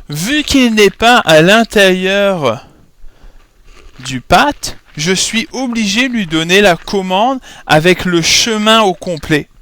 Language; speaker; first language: French; native; French